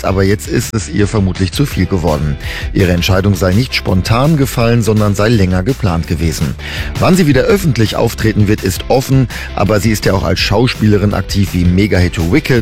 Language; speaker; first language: German; native; German